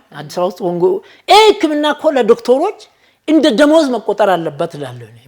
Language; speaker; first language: Amharic; non-native, local second language; Oromo